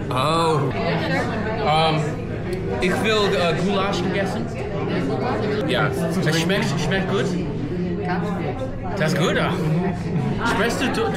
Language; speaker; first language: German; non-native, learner; English